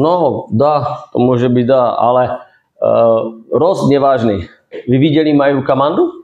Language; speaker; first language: Russian; non-native, fluent; Czech